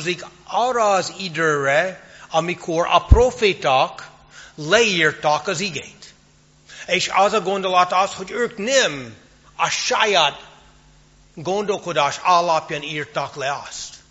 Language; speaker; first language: Hungarian; non-native, fluent; English